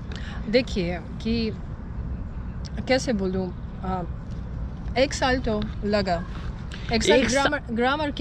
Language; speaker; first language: Hindi; non-native, fluent; Russian